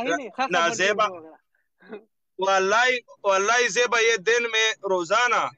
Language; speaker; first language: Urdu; non-native, local second language; Pashto